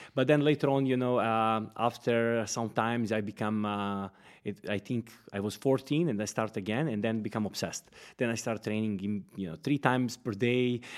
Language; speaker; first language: English; non-native, fluent; Serbian